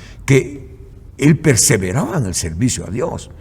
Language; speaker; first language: Spanish; native; Spanish